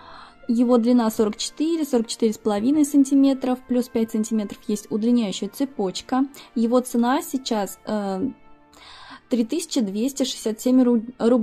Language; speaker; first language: Russian; native; Russian